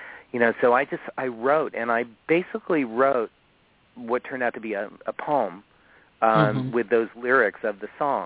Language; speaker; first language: English; native; English